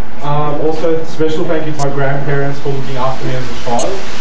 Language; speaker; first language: English; early bilingual, other home language; Greek